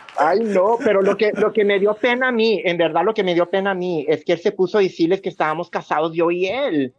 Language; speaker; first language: Spanish; early bilingual, heritage; Spanish